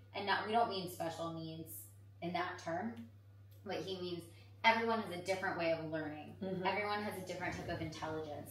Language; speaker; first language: English; native; English